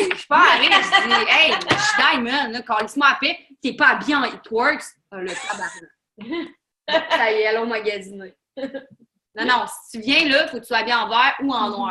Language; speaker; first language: French; native; French